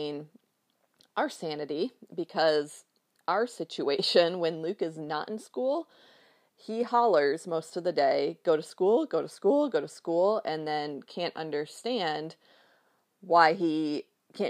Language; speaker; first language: English; native; English